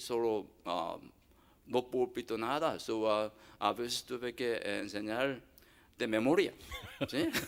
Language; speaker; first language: Spanish; non-native, learner; Korean